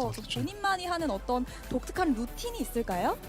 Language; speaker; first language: Korean; native; Korean